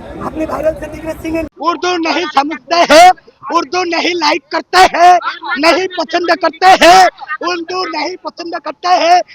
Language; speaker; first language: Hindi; non-native, learner; Bangla